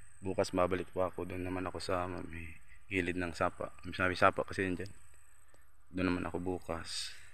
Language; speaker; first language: Filipino; non-native, local second language; Bikol